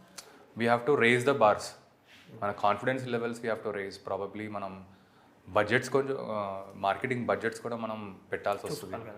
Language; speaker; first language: Telugu; native; Telugu